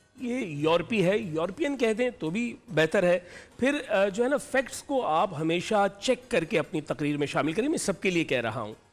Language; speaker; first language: Urdu; native; Urdu